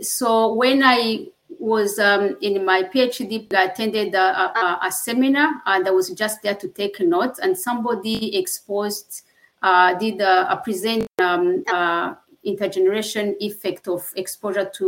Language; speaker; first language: English; non-native, local second language; Kinyarwanda